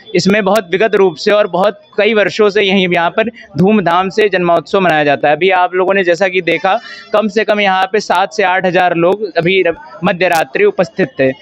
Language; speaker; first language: Hindi; native; Hindi